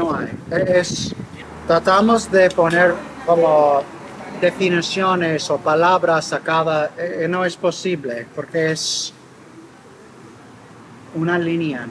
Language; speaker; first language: Spanish; non-native, learner; English